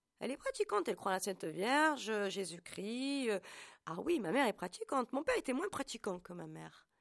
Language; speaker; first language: French; native; French